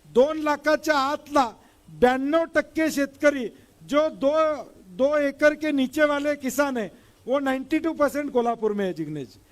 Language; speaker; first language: Hindi; non-native, local second language; Marathi